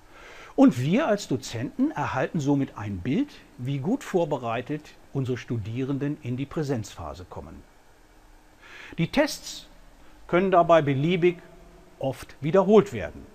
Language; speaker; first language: German; native; German